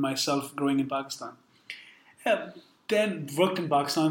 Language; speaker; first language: English; non-native, local second language; Urdu